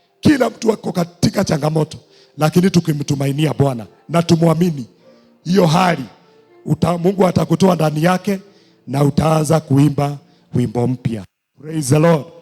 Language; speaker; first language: Swahili; non-native, local second language; Kikuyu